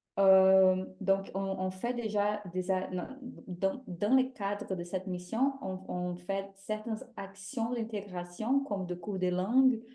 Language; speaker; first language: French; non-native, fluent; Portuguese